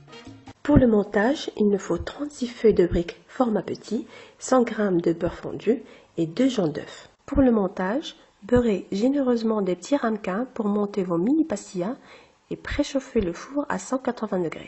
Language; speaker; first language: French; non-native, local second language; Arabic